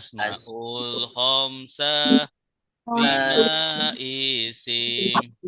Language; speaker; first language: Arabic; non-native, fluent; Indonesian